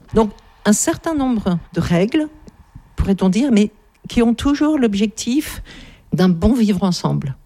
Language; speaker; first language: French; native; French